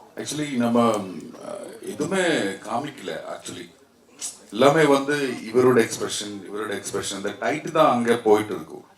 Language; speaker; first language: Tamil; non-native, learner; Malayalam